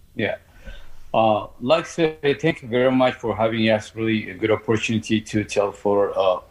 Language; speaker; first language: English; non-native, learner; Amharic